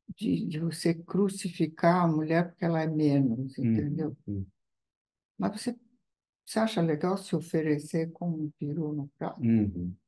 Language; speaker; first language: Portuguese; non-native, fluent; Italian